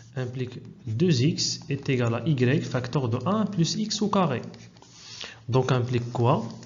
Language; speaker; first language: French; non-native, local second language; Arabic